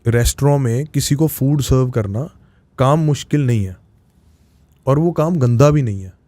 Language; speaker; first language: Hindi; non-native, local second language; Punjabi